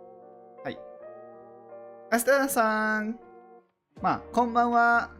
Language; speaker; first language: Japanese; non-native, learner; English